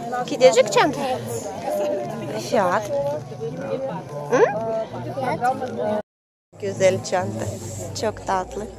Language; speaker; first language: Turkish; non-native, learner; Russian